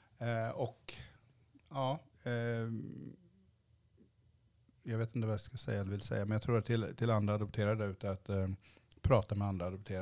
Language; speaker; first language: Swedish; early bilingual, other home language; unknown